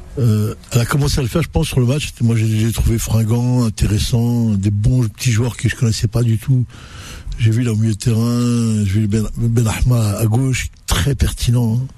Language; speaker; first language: French; non-native, local second language; Arabic